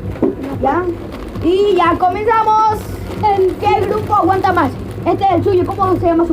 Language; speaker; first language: Spanish; native; Spanish